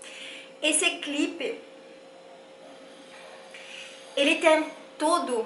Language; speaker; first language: Portuguese; non-native, fluent; French